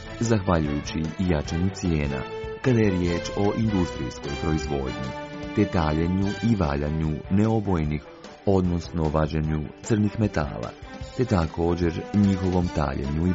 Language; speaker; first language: Croatian; native; Croatian